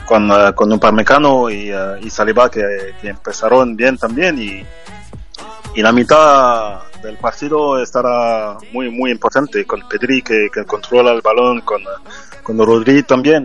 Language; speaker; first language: Spanish; non-native, fluent; French